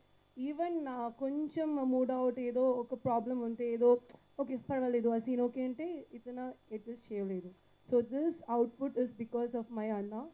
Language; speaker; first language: Telugu; non-native, learner; Malayalam